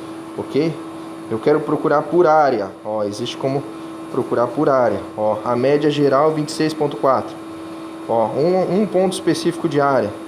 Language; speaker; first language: Portuguese; native; Portuguese